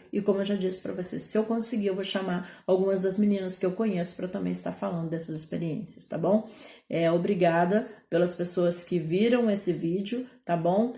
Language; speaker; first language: Portuguese; native; Portuguese